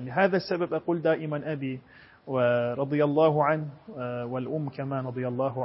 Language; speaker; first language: Arabic; non-native, fluent; Turkish